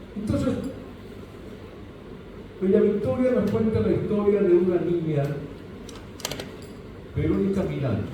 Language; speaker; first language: Spanish; native; Spanish